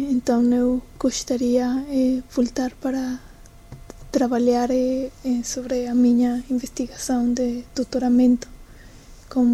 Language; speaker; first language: Portuguese; non-native, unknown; Spanish